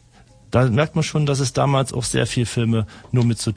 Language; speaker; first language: German; native; German